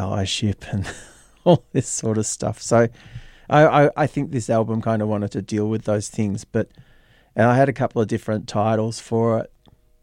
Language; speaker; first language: English; native; English